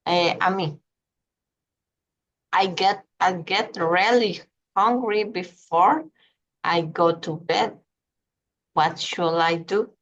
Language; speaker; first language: English; non-native, learner; Spanish